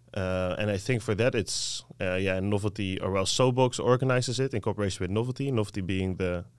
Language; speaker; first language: English; non-native, fluent; Dutch